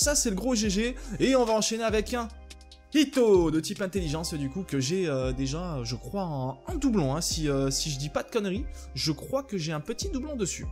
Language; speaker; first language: French; native; French